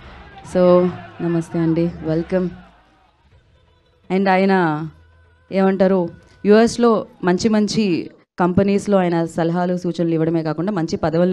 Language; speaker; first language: Telugu; native; Telugu